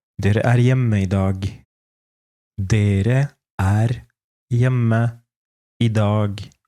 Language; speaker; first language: Norwegian; non-native, fluent; Polish